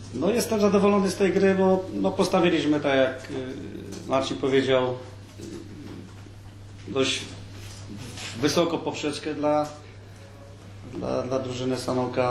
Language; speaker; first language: Polish; native; Polish